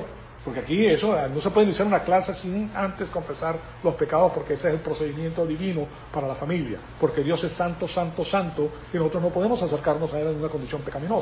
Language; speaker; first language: Spanish; native; Spanish